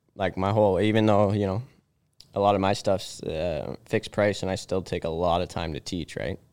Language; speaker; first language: English; native; English